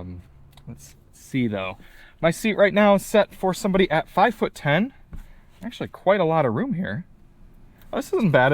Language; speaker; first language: English; native; English